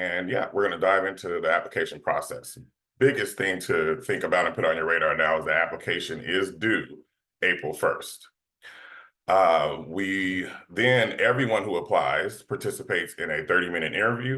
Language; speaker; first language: English; native; English